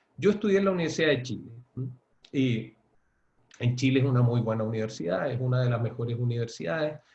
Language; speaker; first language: Spanish; native; Spanish